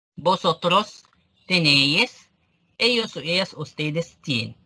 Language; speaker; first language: Spanish; non-native, fluent; Arabic